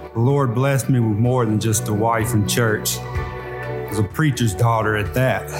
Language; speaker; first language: English; native; English